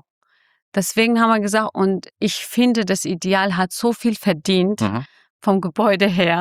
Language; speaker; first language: German; non-native, fluent; Kurdish